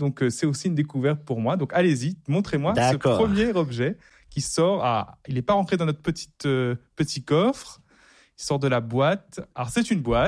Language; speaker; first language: French; native; French